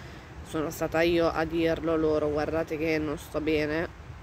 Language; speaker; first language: Italian; native; Italian